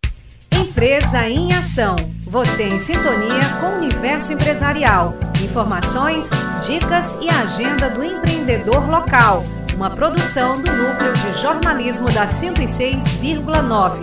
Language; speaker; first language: Portuguese; native; Portuguese